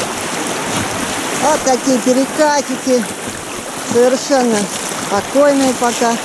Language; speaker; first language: Russian; native; Russian